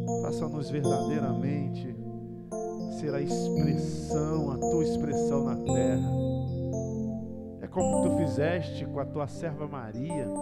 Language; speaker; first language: Portuguese; native; Portuguese